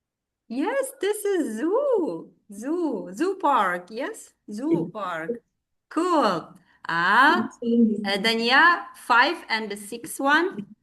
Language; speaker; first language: English; non-native, fluent; Kazakh